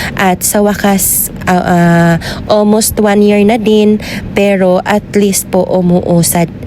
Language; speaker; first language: Filipino; non-native, local second language; Cebuano